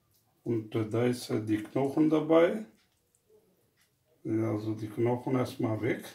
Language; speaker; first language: German; non-native, learner; Urdu